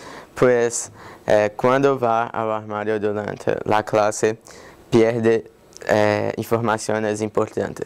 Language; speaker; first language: Spanish; non-native, learner; English